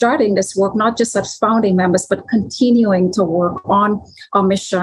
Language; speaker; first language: English; native; English